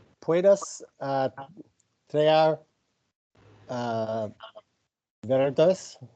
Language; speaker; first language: Spanish; non-native, learner; English